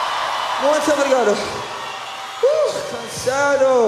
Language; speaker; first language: Portuguese; non-native, learner; English